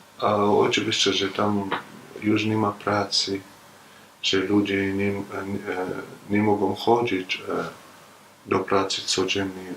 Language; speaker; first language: Polish; non-native, learner; Arabic